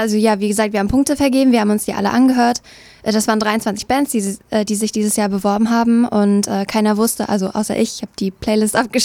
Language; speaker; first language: German; native; German